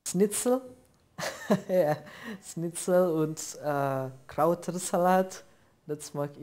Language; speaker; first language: German; non-native, learner; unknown